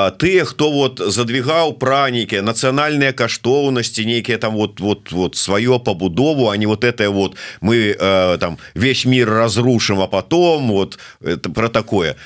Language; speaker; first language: Belarusian; native; Belarusian